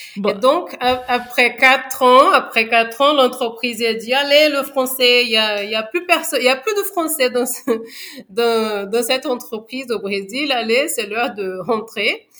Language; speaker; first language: French; non-native, fluent; Portuguese